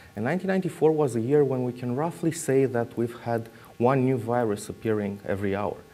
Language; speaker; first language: English; non-native, fluent; Romanian